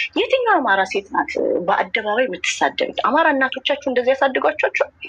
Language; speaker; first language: Amharic; non-native, local second language; Oromo